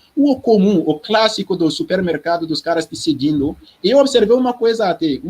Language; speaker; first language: Portuguese; non-native, fluent; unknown